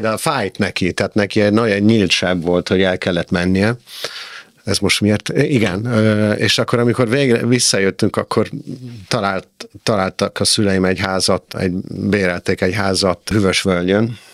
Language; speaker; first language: Hungarian; early bilingual, other home language; Italian